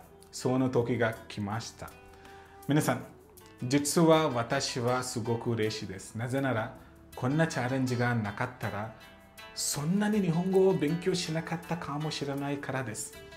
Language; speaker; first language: Japanese; non-native, learner; Telugu